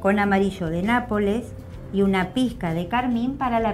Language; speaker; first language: Spanish; native; Spanish